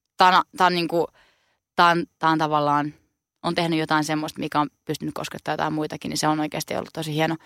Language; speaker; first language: Finnish; native; Finnish